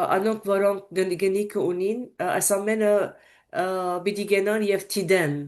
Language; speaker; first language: Armenian; early bilingual, heritage; Armenian